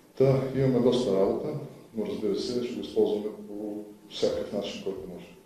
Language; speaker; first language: Bulgarian; native; Bulgarian